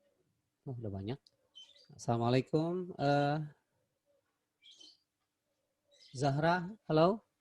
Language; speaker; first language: Indonesian; native; Indonesian